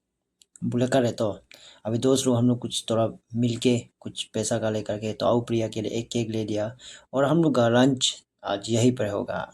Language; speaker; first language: Hindi; non-native, local second language; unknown